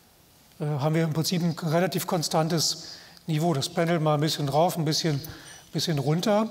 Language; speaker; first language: German; native; German